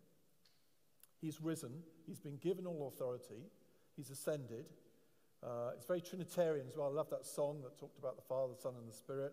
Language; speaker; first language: English; native; English